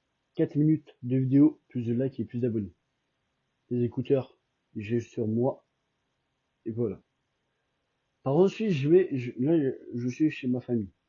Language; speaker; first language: French; non-native, fluent; Albanian